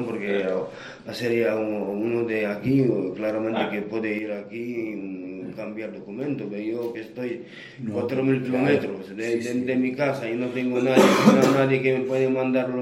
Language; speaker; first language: Spanish; non-native, fluent; Romanian